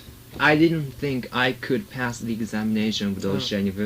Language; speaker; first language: English; non-native, learner; Japanese